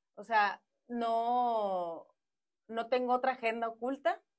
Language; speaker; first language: Spanish; native; Spanish